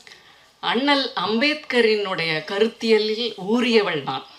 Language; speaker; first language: Tamil; native; Tamil